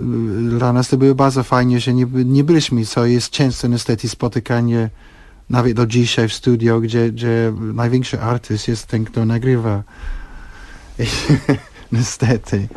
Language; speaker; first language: Polish; non-native, fluent; English